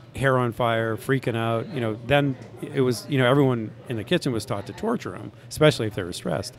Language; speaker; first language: English; native; English